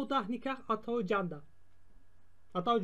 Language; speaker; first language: Indonesian; non-native, learner; Turkish